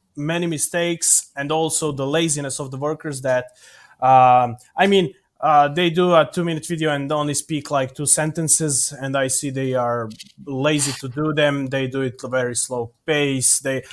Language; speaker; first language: English; non-native, fluent; Serbian